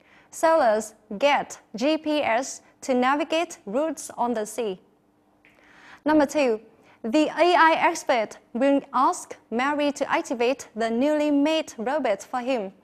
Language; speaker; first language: English; non-native, fluent; Vietnamese